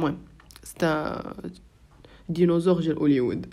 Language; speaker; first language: French; non-native, local second language; Arabic